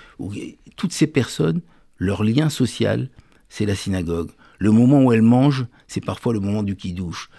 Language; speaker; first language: French; native; French